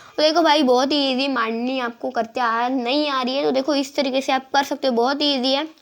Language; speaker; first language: Hindi; non-native, local second language; Marathi